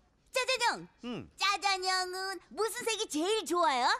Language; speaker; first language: Korean; native; Korean